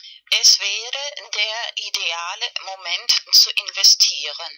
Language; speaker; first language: German; non-native, fluent; Spanish